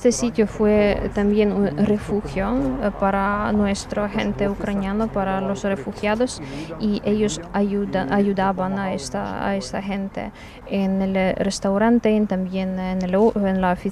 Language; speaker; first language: Spanish; non-native, learner; Ukrainian